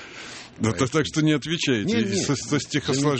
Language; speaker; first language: Russian; native; Russian